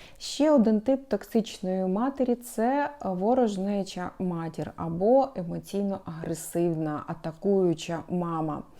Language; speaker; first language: Ukrainian; non-native, local second language; Russian